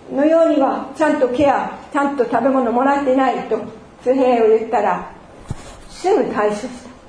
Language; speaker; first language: Japanese; non-native, fluent; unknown